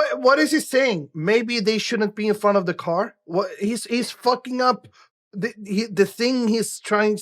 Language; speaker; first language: English; native; English